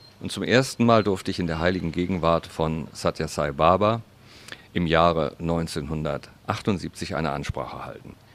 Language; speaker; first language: German; native; German